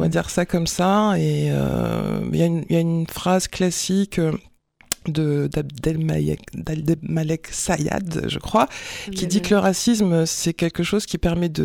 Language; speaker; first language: French; native; French